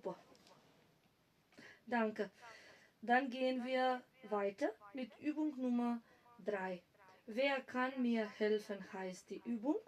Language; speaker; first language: German; non-native, fluent; Macedonian